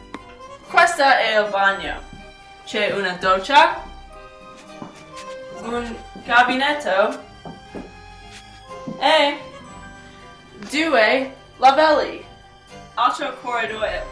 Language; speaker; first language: Italian; non-native, learner; English